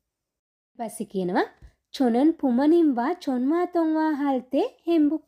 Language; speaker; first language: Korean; non-native, fluent; Sinhala